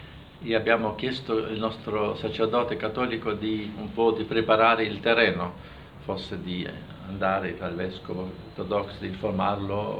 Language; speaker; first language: Italian; non-native, fluent; German